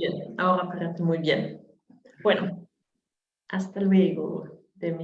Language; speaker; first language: Spanish; non-native, learner; German